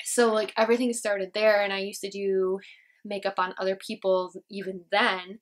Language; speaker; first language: English; native; English